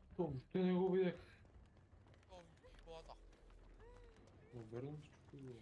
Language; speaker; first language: Bulgarian; native; Bulgarian